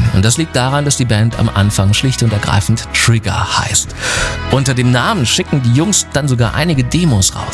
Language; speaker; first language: German; native; German